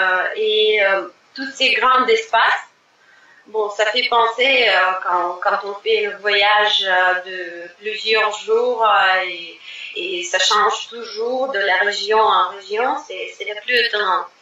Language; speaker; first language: French; non-native, fluent; Russian